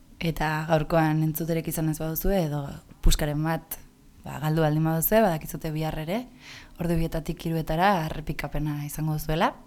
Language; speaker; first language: Basque; native; Basque